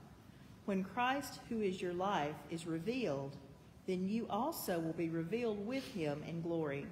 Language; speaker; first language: English; native; English